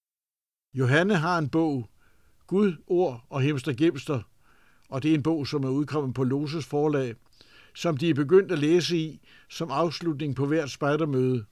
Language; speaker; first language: Danish; native; Danish